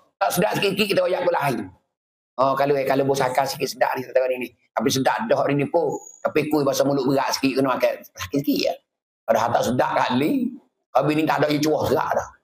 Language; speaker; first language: Malay; native; Malay